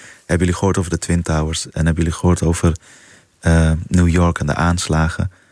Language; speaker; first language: Dutch; early bilingual, other home language; Persian